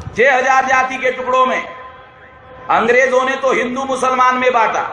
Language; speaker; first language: Hindi; non-native, local second language; Marathi